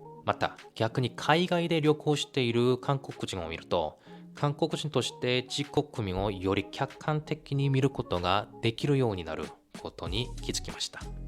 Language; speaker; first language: Japanese; non-native, fluent; Korean